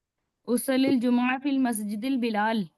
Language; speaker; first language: Arabic; non-native, learner; Urdu